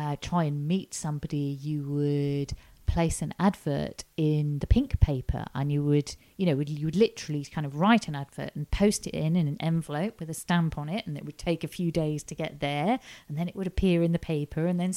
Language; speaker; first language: English; native; English